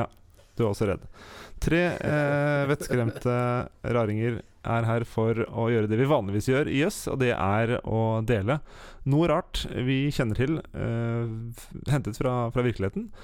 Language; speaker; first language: Norwegian; native; Norwegian